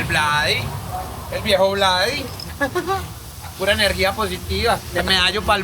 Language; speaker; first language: Spanish; native; Spanish